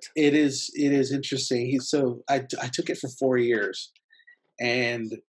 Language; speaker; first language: English; early bilingual, other home language; Spanish